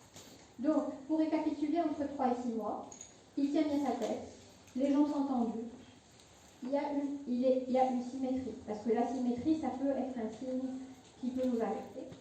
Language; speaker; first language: French; non-native, local second language; Arabic